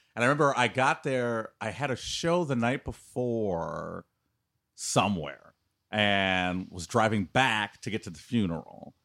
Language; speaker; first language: English; native; English